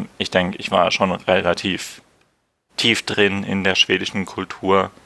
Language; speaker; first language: German; native; German